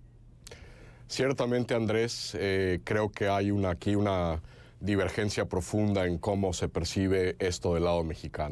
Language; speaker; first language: Spanish; native; Spanish